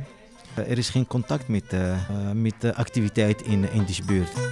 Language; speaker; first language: Dutch; non-native, local second language; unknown